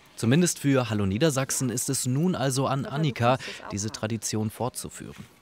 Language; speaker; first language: German; native; German